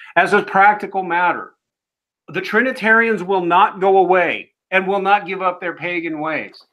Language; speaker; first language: English; native; English